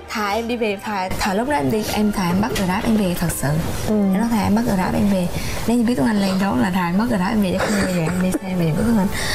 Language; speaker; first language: Vietnamese; native; Vietnamese